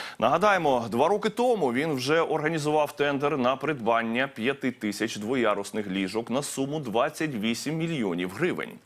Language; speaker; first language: Ukrainian; native; Ukrainian